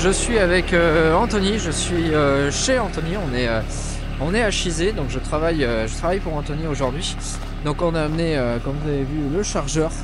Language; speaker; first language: French; native; French